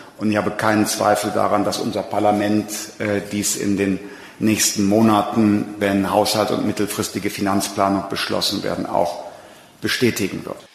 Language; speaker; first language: German; native; German